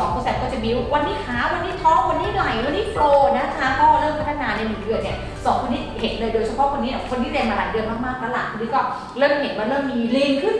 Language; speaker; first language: Thai; native; Thai